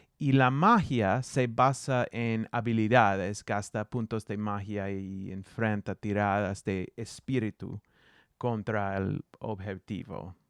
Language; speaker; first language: Spanish; non-native, learner; English